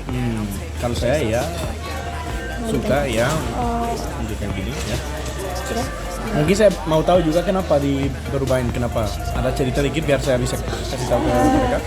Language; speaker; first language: Indonesian; non-native, fluent; Spanish